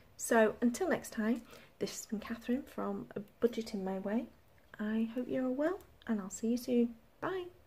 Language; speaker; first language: English; native; English